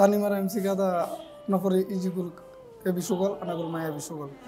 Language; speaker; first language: Arabic; non-native, learner; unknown